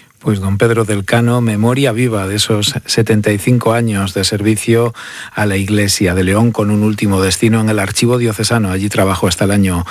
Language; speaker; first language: Spanish; native; Spanish